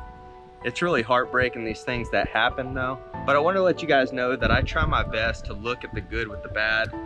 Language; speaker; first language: English; native; English